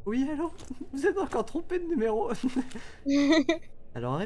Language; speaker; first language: French; native; French